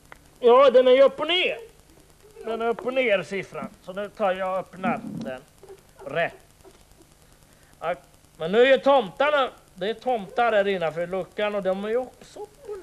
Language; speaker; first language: Swedish; native; Swedish